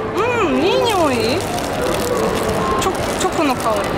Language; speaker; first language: Japanese; non-native, learner; Russian